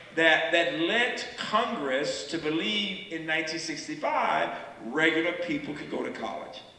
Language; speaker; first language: English; native; English